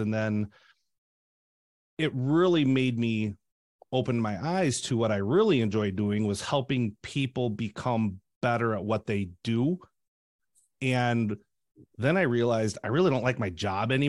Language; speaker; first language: English; native; English